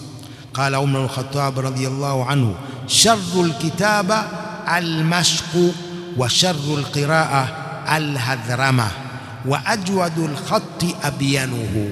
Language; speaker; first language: Arabic; non-native, fluent; Swahili